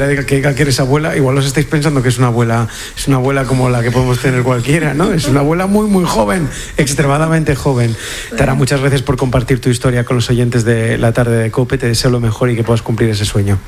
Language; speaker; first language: Spanish; native; Spanish